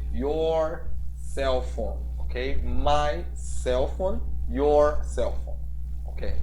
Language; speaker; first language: English; non-native, fluent; Portuguese